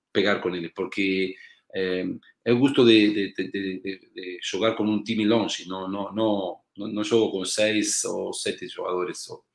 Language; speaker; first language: Portuguese; non-native, learner; Spanish